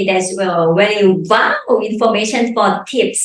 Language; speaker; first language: English; non-native, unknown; Thai